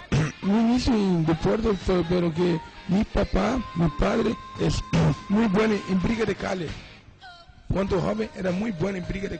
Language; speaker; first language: Spanish; non-native, learner; Portuguese